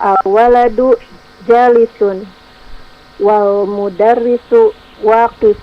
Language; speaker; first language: Arabic; non-native, learner; Indonesian